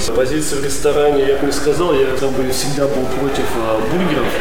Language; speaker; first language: Russian; native; Russian